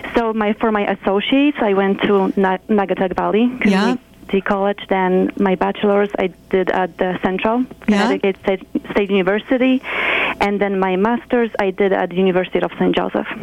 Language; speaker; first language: English; non-native, fluent; Polish